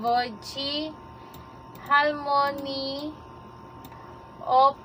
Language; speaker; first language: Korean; non-native, learner; Filipino